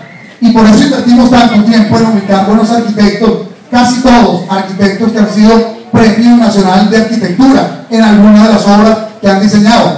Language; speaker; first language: Spanish; native; Spanish